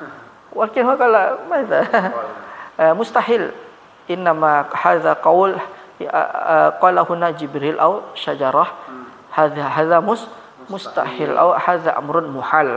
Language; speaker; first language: Arabic; non-native, fluent; Malay